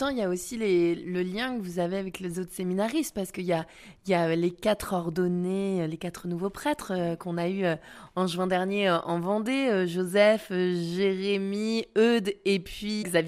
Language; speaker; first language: French; native; French